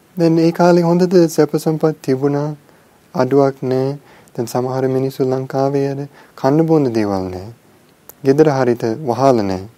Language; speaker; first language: Sinhala; non-native, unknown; English